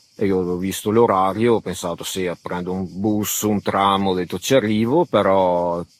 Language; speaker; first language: Italian; early bilingual, other home language; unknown